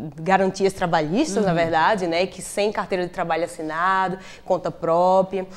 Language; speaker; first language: Portuguese; native; Portuguese